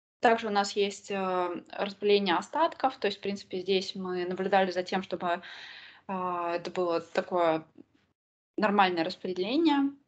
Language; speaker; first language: Russian; native; Russian